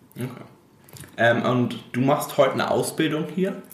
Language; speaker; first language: German; native; German